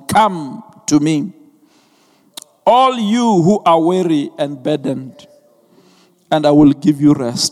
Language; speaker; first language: English; non-native, local second language; Venda